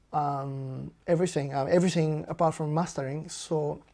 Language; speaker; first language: English; non-native, fluent; Japanese